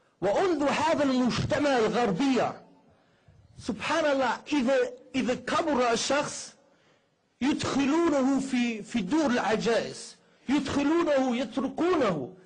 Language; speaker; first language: Arabic; non-native, fluent; German